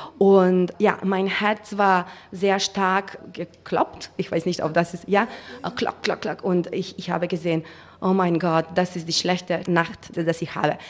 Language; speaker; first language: German; non-native, learner; Macedonian